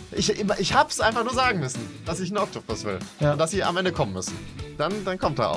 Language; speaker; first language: German; native; German